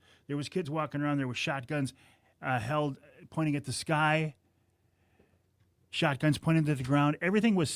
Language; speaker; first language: English; native; English